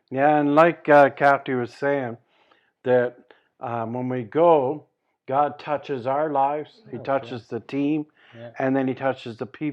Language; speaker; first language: English; native; English